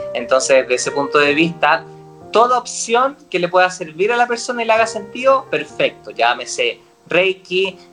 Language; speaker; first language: Spanish; native; Spanish